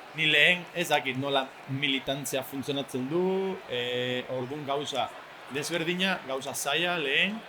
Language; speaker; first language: Basque; non-native, learner; Spanish